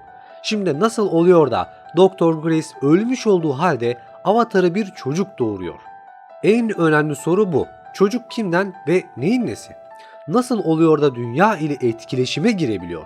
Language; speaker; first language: Turkish; native; Turkish